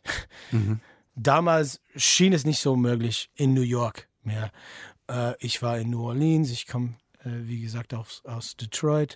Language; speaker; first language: German; non-native, fluent; English